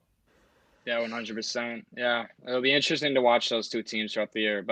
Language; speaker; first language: English; native; English